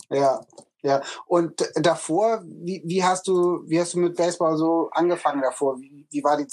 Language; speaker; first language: German; native; German